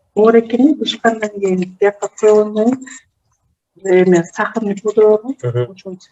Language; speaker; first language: Russian; non-native, local second language; Kyrgyz